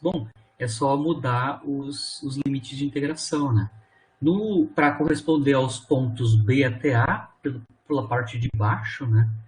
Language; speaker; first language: Portuguese; native; Portuguese